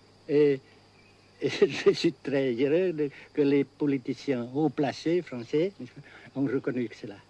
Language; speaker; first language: French; non-native, fluent; Vietnamese